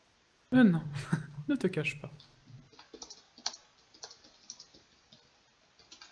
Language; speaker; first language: French; native; French